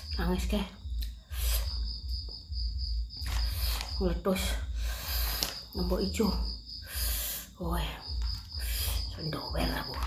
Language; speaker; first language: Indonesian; non-native, local second language; Javanese